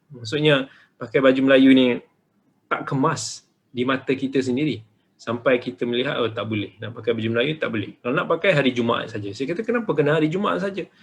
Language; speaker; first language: Malay; native; Malay